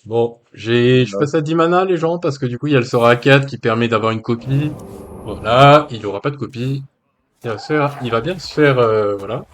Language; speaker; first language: French; native; French